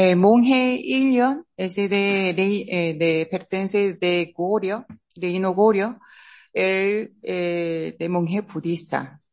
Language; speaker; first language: Spanish; non-native, learner; Korean